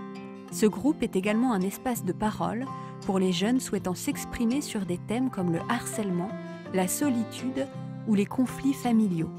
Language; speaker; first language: French; native; French